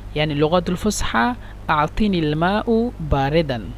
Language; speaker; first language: Egyptian Arabic; non-native, learner; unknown